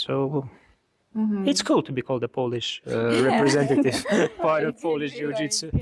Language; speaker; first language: English; non-native, fluent; Russian